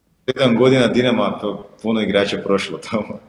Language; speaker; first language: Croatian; non-native, fluent; Portuguese